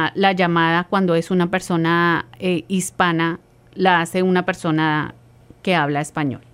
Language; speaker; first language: Spanish; native; Spanish